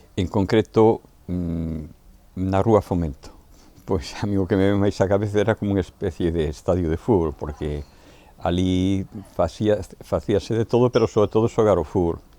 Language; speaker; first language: Galician; native; Galician